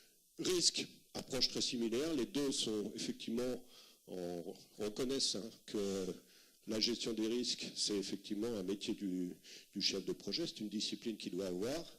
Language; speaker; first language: French; native; French